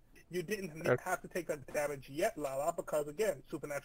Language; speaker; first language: English; native; English